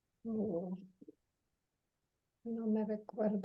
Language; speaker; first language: Spanish; non-native, learner; English